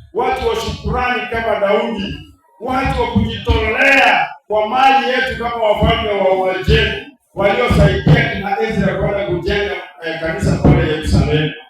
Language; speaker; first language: Swahili; non-native, local second language; Gusii